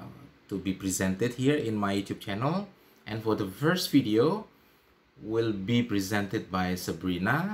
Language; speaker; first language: English; non-native, fluent; Indonesian